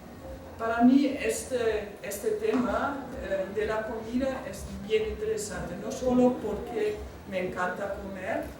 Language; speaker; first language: Spanish; non-native, fluent; German